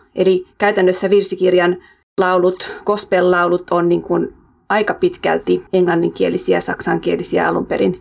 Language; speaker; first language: Finnish; early bilingual, heritage; Finnish